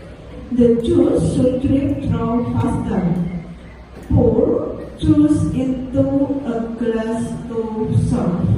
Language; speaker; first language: English; non-native, learner; Indonesian